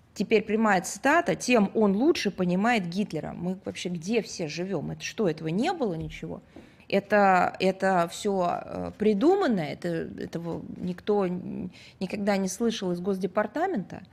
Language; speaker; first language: Russian; native; Russian